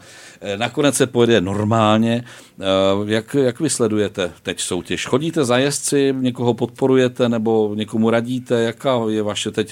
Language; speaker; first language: Czech; native; Czech